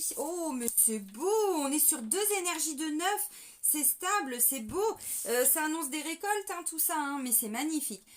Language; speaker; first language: French; native; French